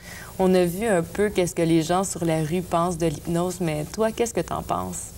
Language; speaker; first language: French; native; French